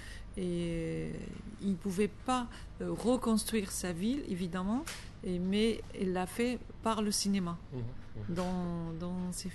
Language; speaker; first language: French; non-native, fluent; Arabic